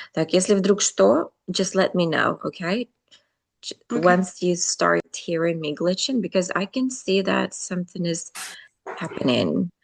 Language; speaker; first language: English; non-native, fluent; Russian